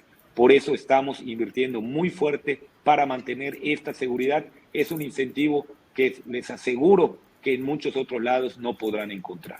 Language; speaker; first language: Spanish; native; Spanish